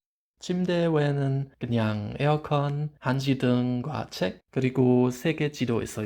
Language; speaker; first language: Korean; non-native, fluent; German